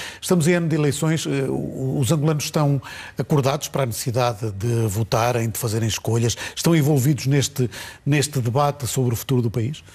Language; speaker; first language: Portuguese; native; Portuguese